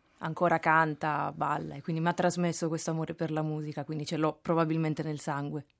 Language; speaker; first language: Italian; native; Italian